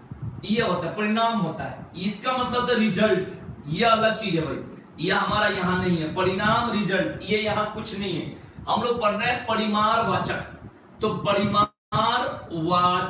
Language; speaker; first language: Hindi; native; Hindi